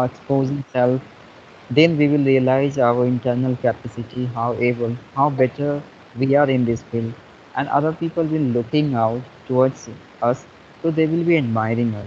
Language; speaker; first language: English; non-native, fluent; Hindi